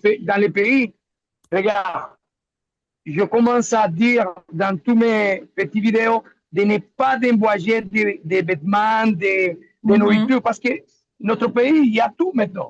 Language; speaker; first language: French; non-native, learner; Spanish